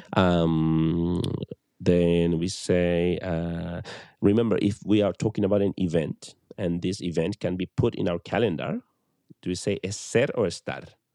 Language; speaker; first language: English; non-native, fluent; Spanish